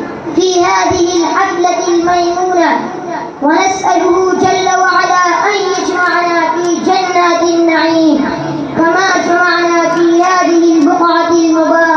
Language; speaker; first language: Arabic; non-native, learner; Urdu